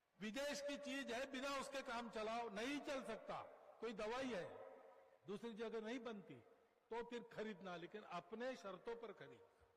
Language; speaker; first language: Hindi; non-native, local second language; Marathi